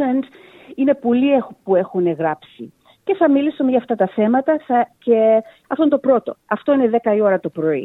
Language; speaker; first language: Greek; early bilingual, heritage; Greek